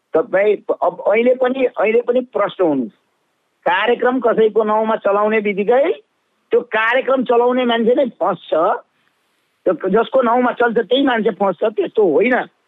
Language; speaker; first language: Nepali; non-native, local second language; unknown